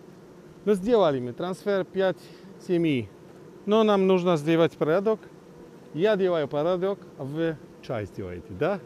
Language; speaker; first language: Russian; non-native, learner; Polish